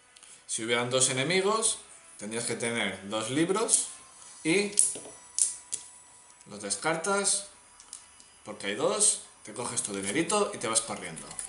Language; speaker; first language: Spanish; native; Spanish